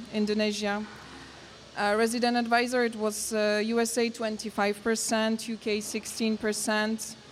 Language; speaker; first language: English; non-native, learner; Polish